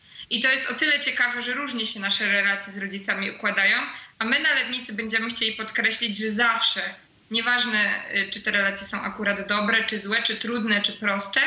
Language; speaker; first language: Polish; native; Polish